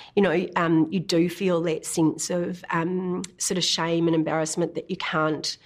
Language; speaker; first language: English; native; English